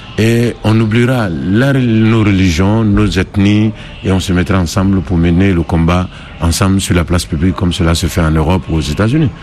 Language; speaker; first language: French; non-native, local second language; Dyula